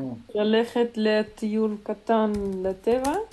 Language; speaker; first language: Hebrew; non-native, learner; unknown